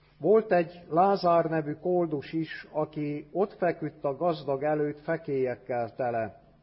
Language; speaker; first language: Hungarian; native; Hungarian